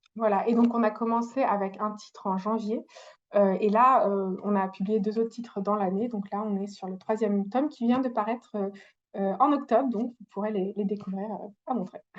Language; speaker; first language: French; non-native, fluent; English